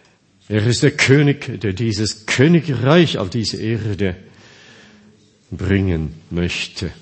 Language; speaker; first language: German; non-native, fluent; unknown